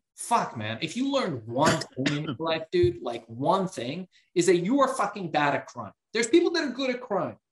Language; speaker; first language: English; early bilingual, other home language; Persian